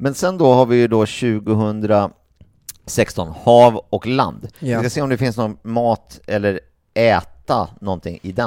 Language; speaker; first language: Swedish; native; Swedish